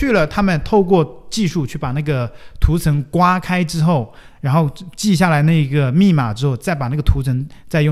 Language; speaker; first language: Chinese; native; Chinese